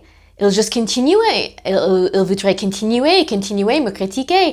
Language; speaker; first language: French; non-native, fluent; English